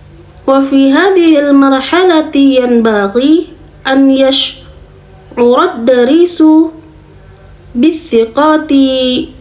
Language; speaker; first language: Arabic; non-native, learner; Indonesian